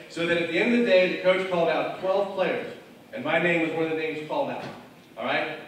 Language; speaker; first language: English; native; English